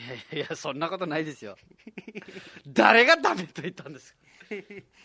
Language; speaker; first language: Japanese; non-native, fluent; Nepali